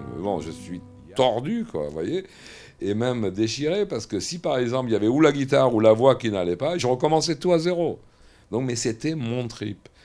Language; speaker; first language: French; native; French